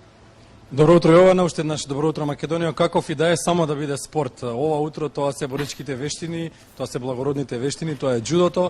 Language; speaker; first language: Macedonian; native; Macedonian